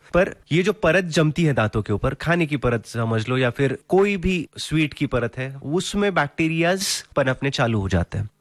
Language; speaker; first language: Hindi; non-native, local second language; Marathi